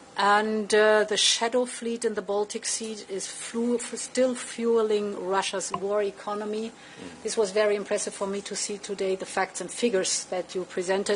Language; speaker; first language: English; non-native, fluent; German